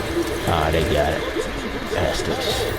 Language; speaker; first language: English; native; English